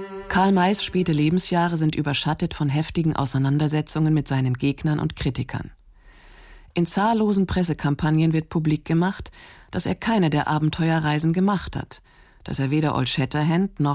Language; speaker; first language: German; native; German